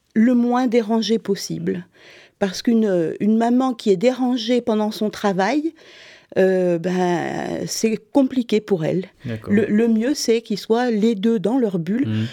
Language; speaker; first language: French; native; French